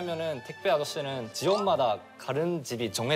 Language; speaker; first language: Korean; non-native, fluent; German